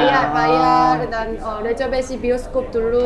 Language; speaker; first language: Indonesian; non-native, learner; Korean